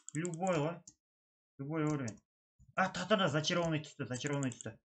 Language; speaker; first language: Russian; non-native, local second language; Kazakh